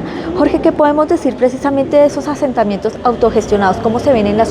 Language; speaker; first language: Spanish; native; Spanish